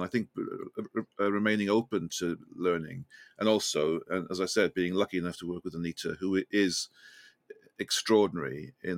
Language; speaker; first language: English; native; English